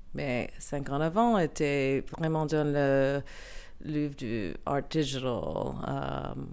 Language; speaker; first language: French; non-native, learner; English